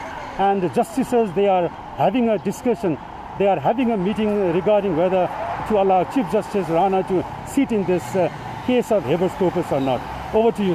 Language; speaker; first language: English; non-native, local second language; Nepali